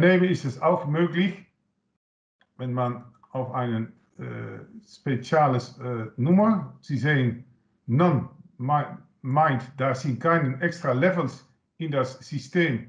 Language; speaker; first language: German; non-native, learner; Dutch